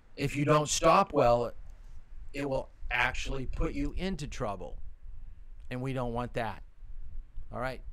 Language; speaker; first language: English; native; English